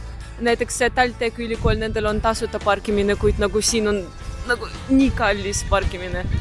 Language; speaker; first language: Estonian; non-native, learner; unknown